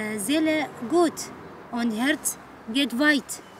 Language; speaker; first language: German; non-native, learner; Arabic